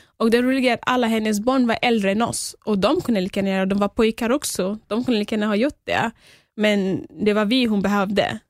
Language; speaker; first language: Swedish; early bilingual, other home language; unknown